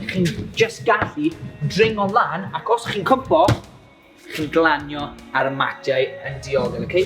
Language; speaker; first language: Welsh; non-native, local second language; English